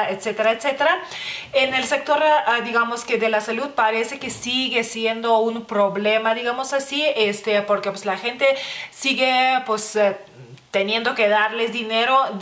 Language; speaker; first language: Spanish; non-native, fluent; Lithuanian